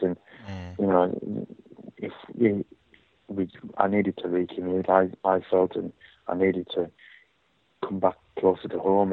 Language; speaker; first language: English; native; English